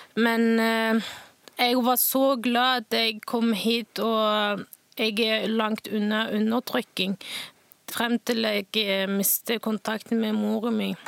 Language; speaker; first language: Norwegian; non-native, fluent; Chinese